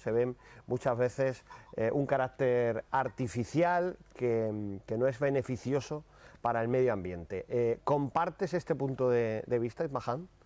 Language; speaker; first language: Spanish; native; Spanish